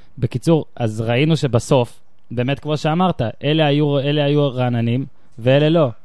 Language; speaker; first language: Hebrew; native; Hebrew